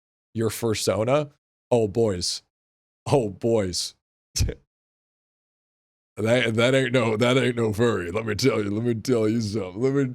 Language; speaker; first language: English; native; English